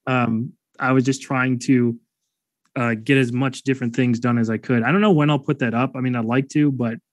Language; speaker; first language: English; native; English